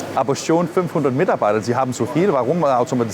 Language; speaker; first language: German; non-native, learner; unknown